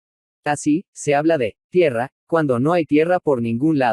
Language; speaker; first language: Spanish; native; Spanish